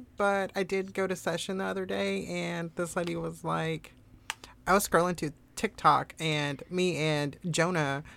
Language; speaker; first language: English; early bilingual, other home language; German